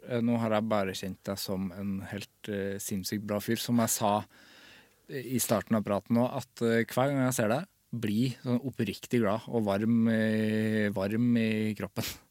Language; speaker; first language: Norwegian; native; Norwegian